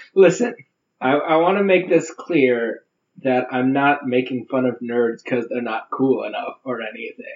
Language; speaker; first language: English; native; English